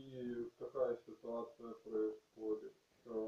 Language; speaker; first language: Russian; native; Russian